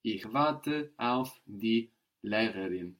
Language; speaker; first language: German; non-native, fluent; English